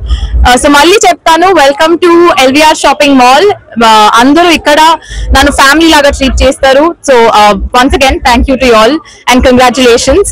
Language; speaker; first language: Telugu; non-native, fluent; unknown